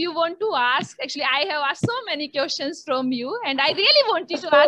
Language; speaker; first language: English; non-native, learner; Hindi